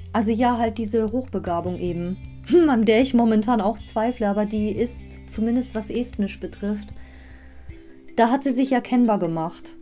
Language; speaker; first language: German; native; German